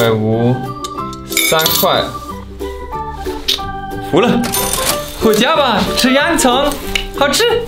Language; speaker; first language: Chinese; non-native, fluent; German